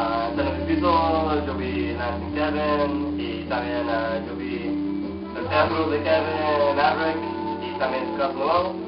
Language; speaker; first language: Spanish; non-native, learner; English